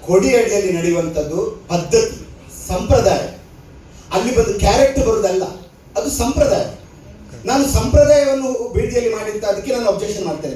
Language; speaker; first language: Kannada; non-native, local second language; Tulu